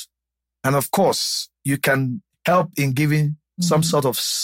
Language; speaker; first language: English; non-native, local second language; Yoruba